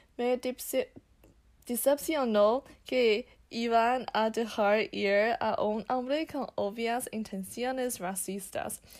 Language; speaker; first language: Spanish; non-native, learner; Chinese